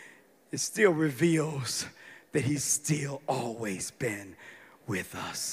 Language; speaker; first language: English; native; English